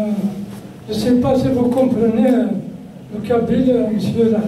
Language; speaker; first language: French; non-native, local second language; Kabyle